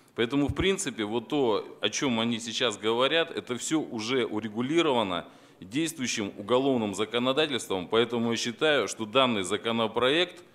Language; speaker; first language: Russian; native; Russian